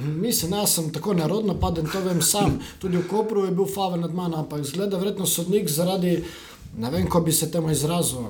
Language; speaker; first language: Slovenian; native; Slovenian